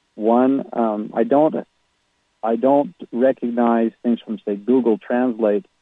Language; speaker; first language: English; native; English